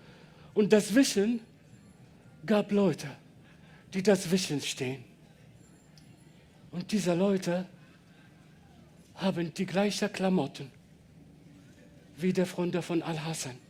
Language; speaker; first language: German; non-native, learner; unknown